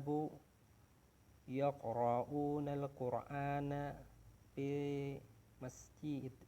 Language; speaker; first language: Arabic; non-native, learner; Indonesian